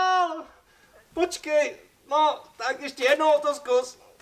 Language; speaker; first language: Czech; native; Czech